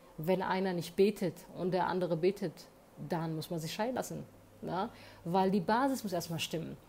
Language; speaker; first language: German; early bilingual, other home language; Somali